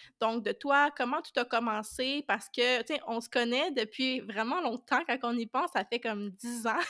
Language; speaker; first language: French; native; French